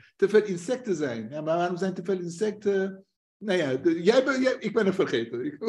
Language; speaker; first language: Dutch; non-native, fluent; Persian